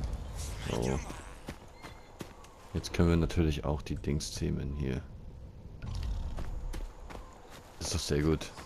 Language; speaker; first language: German; native; German